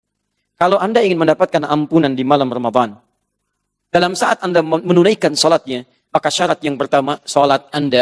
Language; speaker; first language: Indonesian; native; Indonesian